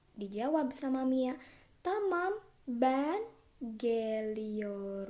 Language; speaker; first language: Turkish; non-native, fluent; Indonesian